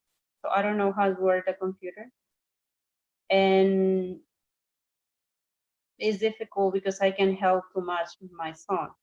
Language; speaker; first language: English; non-native, learner; Spanish